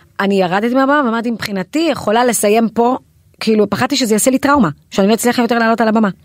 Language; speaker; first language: Hebrew; native; Hebrew